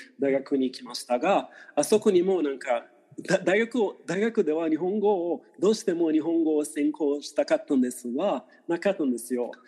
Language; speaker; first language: Japanese; non-native, fluent; Portuguese